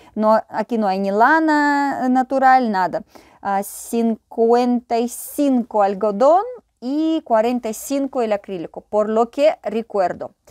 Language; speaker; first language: Spanish; non-native, fluent; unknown